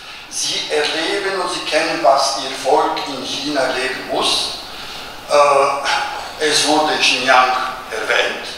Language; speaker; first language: German; non-native, local second language; Italian